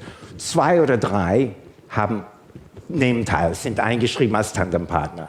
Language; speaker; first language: German; non-native, fluent; English